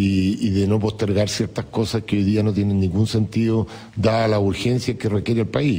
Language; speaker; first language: Spanish; native; Spanish